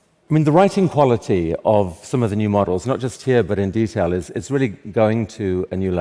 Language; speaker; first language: English; native; English